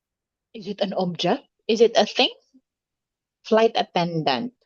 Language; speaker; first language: English; non-native, local second language; Filipino